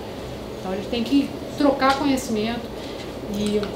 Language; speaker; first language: Portuguese; native; Portuguese